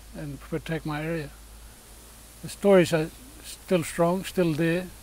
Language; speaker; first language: English; native; English